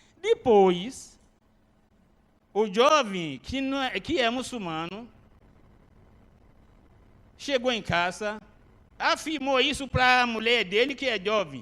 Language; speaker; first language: Portuguese; non-native, learner; Arabic